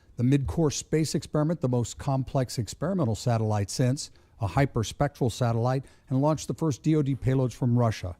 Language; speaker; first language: English; native; English